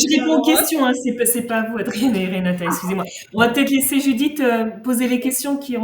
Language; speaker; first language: French; native; French